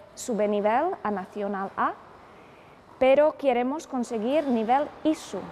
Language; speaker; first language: Spanish; non-native, fluent; Czech